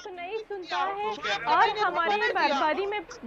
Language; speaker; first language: Hindi; non-native, learner; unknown